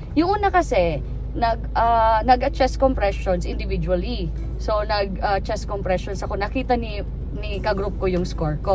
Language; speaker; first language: Filipino; native; Filipino